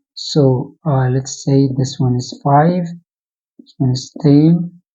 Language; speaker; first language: English; non-native, local second language; Amharic